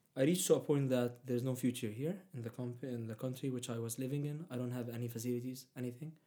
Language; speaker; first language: English; non-native, fluent; Arabic